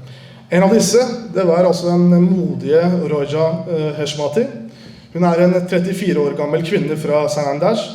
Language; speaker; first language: Norwegian; early bilingual, other home language; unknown